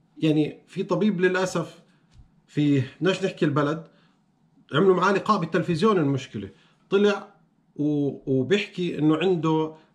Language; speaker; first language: Arabic; native; Arabic